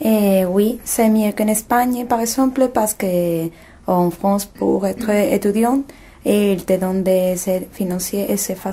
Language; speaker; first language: French; non-native, learner; Spanish